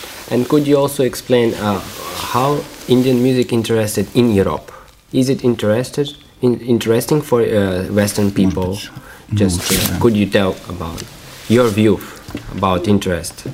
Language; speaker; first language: English; non-native, fluent; Russian